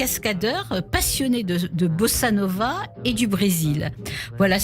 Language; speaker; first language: French; native; French